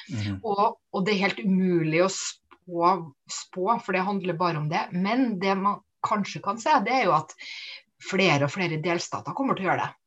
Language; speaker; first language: Norwegian; native; Norwegian